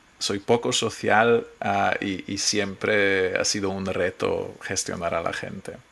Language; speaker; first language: Spanish; non-native, fluent; Polish